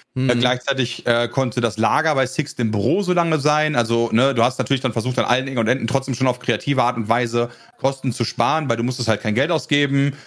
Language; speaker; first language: German; native; German